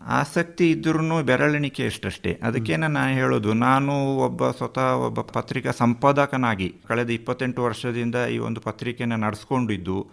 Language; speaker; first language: Kannada; non-native, local second language; Kodava